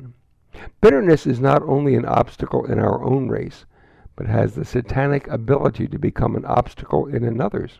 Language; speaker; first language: English; native; English